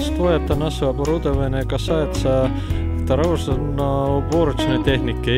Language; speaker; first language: Russian; non-native, fluent; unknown